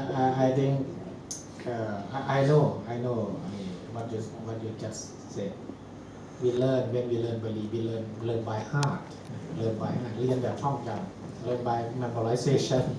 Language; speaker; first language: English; non-native, fluent; Thai